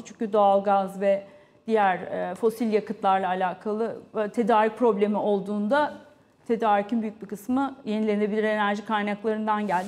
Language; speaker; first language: Turkish; native; Turkish